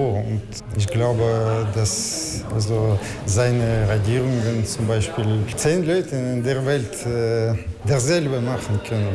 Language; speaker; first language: German; non-native, learner; Russian